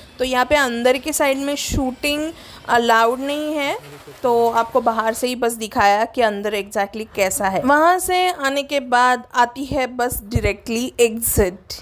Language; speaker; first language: Hindi; non-native, local second language; Marathi